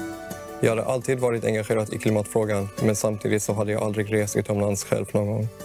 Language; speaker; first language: Swedish; early bilingual, other home language; Persian